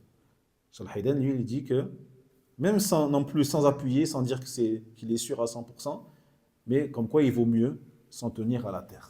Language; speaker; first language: French; native; French